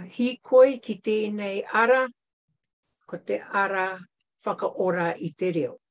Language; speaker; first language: Māori; non-native, local second language; English